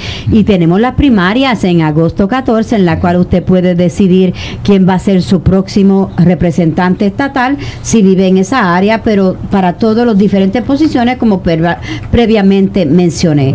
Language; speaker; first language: Spanish; native; Spanish